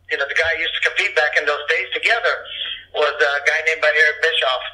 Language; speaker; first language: English; early bilingual, other home language; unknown